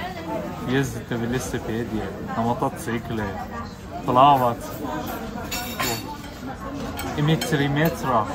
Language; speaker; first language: Russian; non-native, learner; Persian